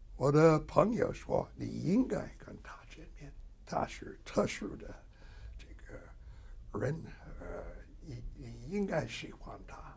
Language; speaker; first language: Chinese; non-native, fluent; English